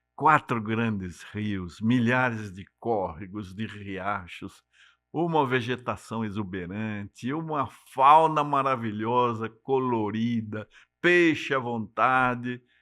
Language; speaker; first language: Portuguese; native; Portuguese